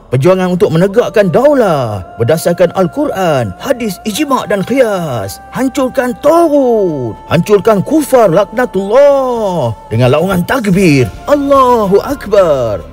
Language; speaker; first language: Malay; native; Malay